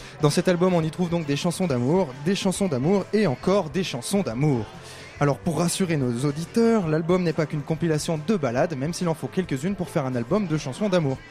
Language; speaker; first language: French; native; French